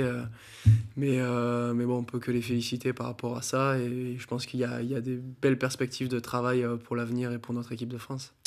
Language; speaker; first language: French; native; French